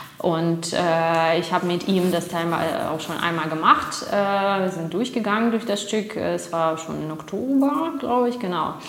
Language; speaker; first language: German; non-native, fluent; Russian